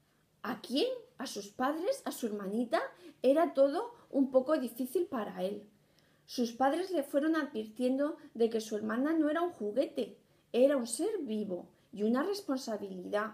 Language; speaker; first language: Spanish; native; Spanish